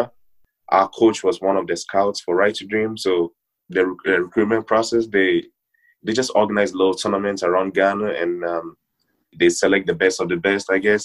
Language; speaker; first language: English; non-native, local second language; Ewe